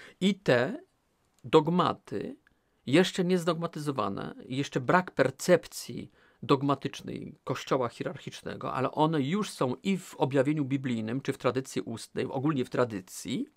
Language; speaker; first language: Polish; native; Polish